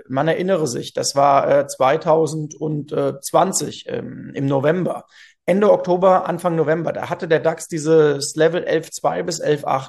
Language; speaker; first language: German; native; German